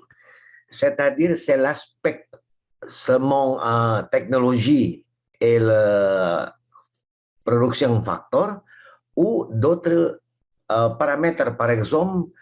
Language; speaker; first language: French; non-native, fluent; Indonesian